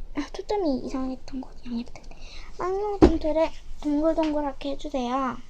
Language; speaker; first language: Korean; native; Korean